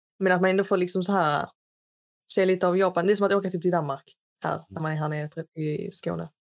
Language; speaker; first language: Swedish; non-native, fluent; Arabic